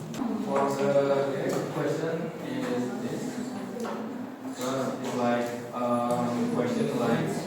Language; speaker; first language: English; non-native, learner; Indonesian